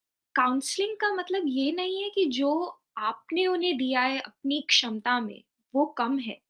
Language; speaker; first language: Hindi; native; Hindi